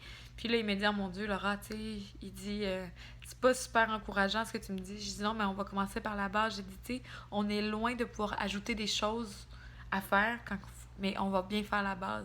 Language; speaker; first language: French; native; French